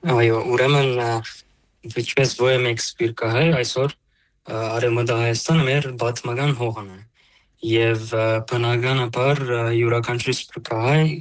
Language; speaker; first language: Armenian; early bilingual, heritage; Armenian